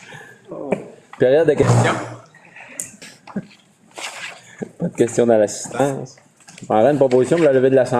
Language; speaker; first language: French; native; French